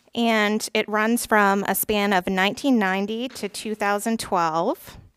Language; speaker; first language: English; native; English